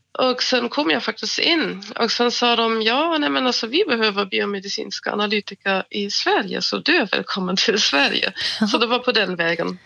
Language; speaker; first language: Swedish; non-native, fluent; German